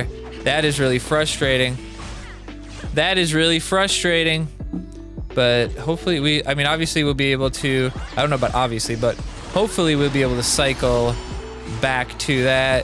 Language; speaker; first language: English; native; English